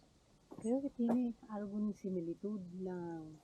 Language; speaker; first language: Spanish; non-native, learner; Filipino